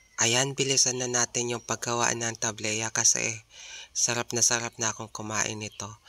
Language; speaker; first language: Filipino; non-native, local second language; Bikol